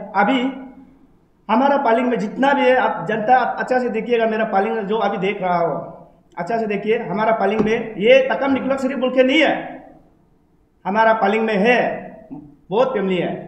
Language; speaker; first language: Hindi; non-native, local second language; Nyishi